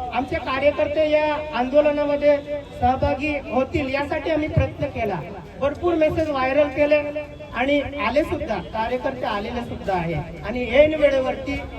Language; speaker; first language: Marathi; native; Marathi